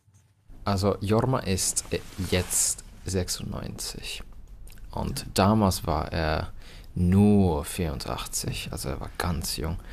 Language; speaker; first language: German; non-native, fluent; Finnish